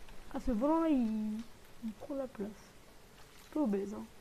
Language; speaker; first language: French; native; French